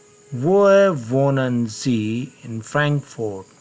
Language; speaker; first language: German; non-native, learner; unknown